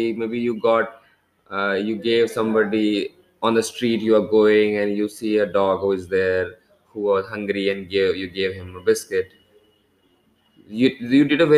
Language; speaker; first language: English; non-native, local second language; Hindi